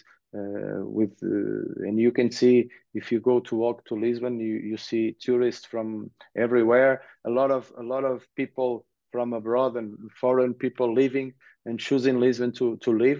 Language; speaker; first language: English; early bilingual, other home language; Portuguese